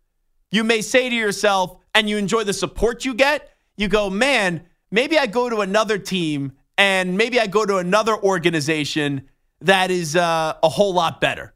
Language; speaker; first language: English; native; English